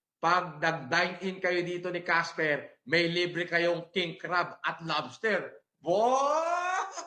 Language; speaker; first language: Filipino; native; Filipino